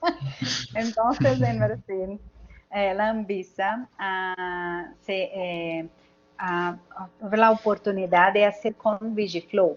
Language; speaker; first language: Spanish; non-native, learner; Portuguese